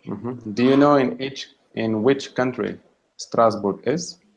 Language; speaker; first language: English; non-native, fluent; Russian